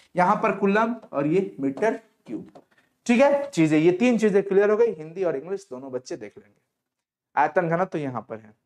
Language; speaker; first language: Hindi; native; Hindi